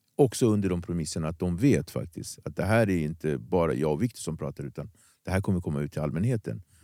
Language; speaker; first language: Swedish; early bilingual, other home language; Kabuverdianu